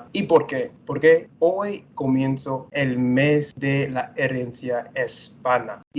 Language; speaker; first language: Spanish; non-native, fluent; English